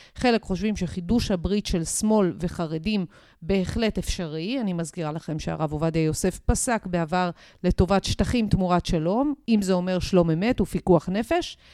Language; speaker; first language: Hebrew; native; Hebrew